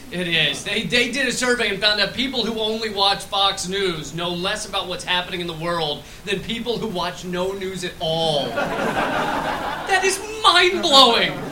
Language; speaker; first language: English; native; English